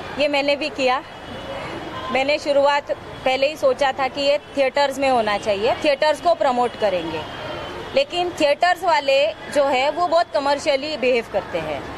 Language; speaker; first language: Hindi; non-native, local second language; Marathi